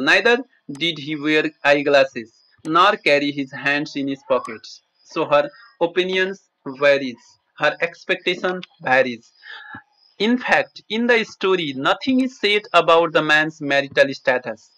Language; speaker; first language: English; non-native, local second language; Nepali